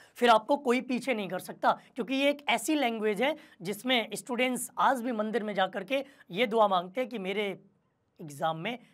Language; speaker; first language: Hindi; native; Hindi